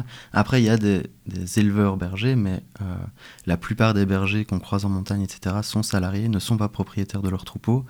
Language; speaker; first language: French; native; French